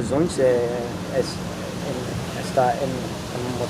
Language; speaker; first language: Portuguese; non-native, learner; Dutch